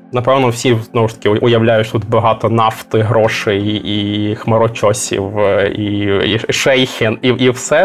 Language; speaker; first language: Ukrainian; native; Ukrainian